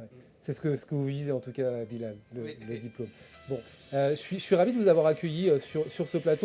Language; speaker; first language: French; native; French